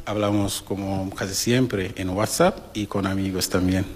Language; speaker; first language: Spanish; non-native, learner; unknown